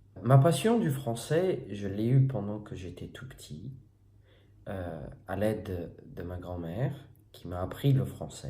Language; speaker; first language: French; native; French